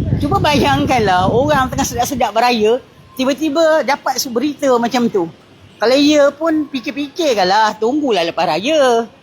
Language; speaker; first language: Malay; native; Malay